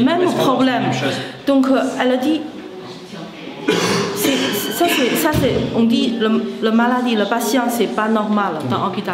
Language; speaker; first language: French; non-native, learner; Chinese